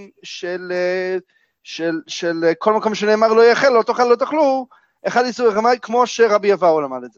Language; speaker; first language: Hebrew; non-native, fluent; English